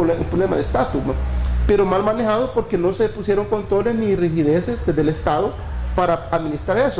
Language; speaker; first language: Spanish; native; Spanish